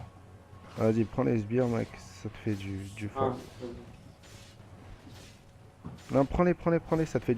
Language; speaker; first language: French; native; French